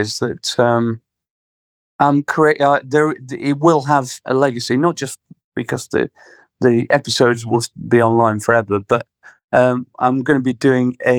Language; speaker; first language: English; native; English